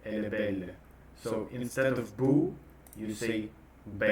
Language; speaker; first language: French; non-native, learner; Russian